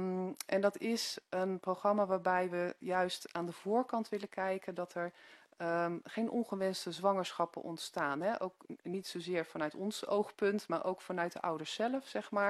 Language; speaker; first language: Dutch; native; Dutch